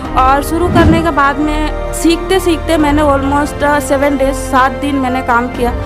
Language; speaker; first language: Hindi; non-native, local second language; Assamese